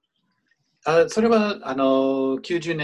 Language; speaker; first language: Japanese; non-native, fluent; English